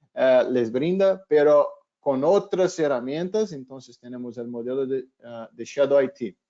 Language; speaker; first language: Spanish; non-native, fluent; Portuguese